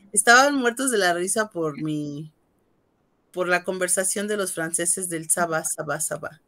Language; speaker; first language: Spanish; native; Spanish